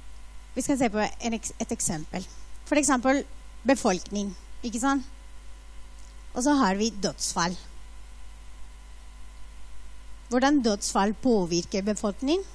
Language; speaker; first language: Norwegian; non-native, fluent; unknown